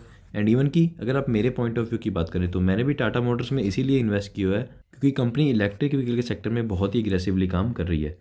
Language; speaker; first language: Hindi; native; Hindi